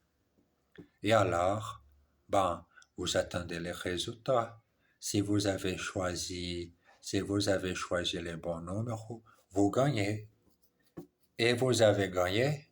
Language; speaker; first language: French; non-native, learner; English